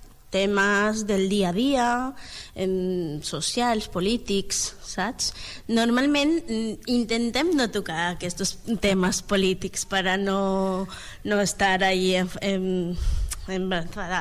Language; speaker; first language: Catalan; non-native, learner; Spanish